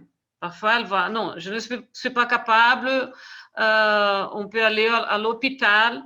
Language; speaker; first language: French; non-native, fluent; Portuguese